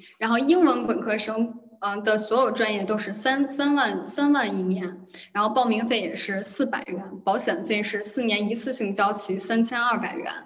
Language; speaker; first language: Chinese; native; Chinese